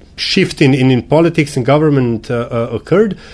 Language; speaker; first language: English; non-native, fluent; Slovenian